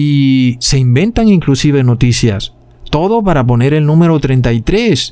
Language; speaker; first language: Spanish; native; Spanish